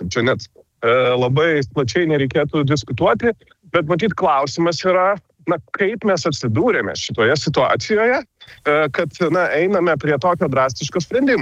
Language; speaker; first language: Lithuanian; native; Lithuanian